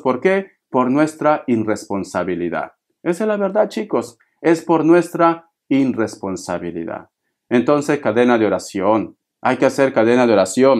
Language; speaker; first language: Spanish; native; Spanish